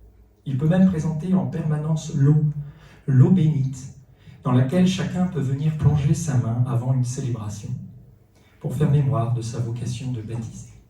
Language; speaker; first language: French; native; French